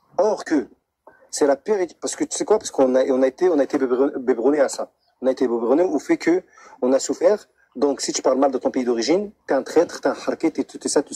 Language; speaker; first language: French; non-native, local second language; Arabic